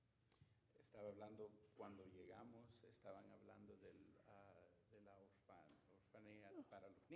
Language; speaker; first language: Spanish; non-native, learner; English